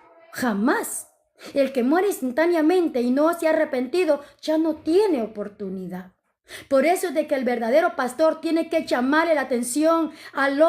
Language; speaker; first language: Spanish; native; Spanish